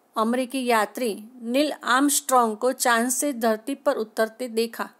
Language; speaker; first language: Hindi; non-native, local second language; Gujarati